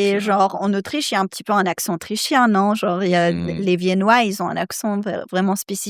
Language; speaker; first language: French; non-native, fluent; Serbian